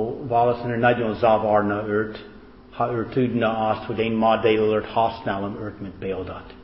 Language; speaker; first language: Hungarian; non-native, fluent; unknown